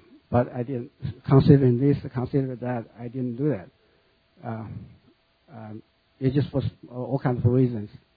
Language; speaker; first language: English; non-native, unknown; Chinese